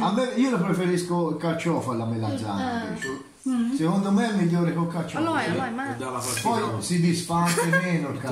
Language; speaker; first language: Italian; native; Italian